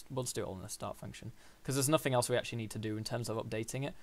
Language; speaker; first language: English; native; English